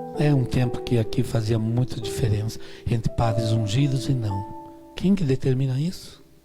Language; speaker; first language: Portuguese; non-native, fluent; Italian